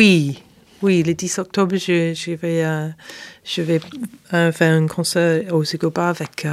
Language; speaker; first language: French; non-native, fluent; English